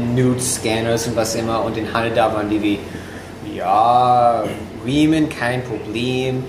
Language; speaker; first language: German; non-native, fluent; English